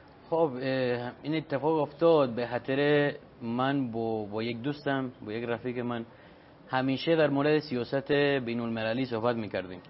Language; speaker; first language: Persian; non-native, learner; Spanish